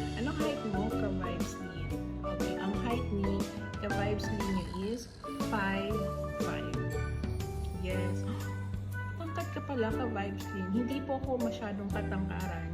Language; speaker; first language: Filipino; non-native, local second language; Cebuano